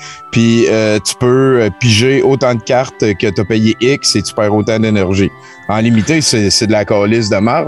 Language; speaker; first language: French; native; French